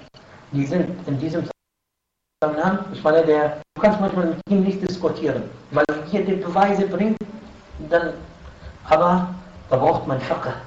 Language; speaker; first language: German; non-native, fluent; Arabic